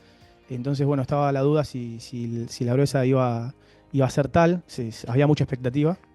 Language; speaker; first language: Spanish; native; Spanish